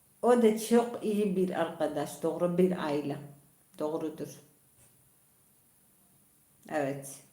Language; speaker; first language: Turkish; non-native, local second language; Kurdish